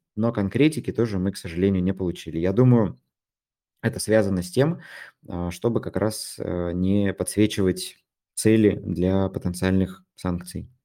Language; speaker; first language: Russian; native; Russian